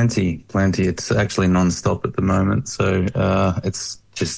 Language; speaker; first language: English; native; English